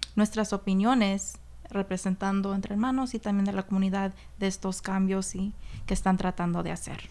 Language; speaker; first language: Spanish; early bilingual, heritage; Spanish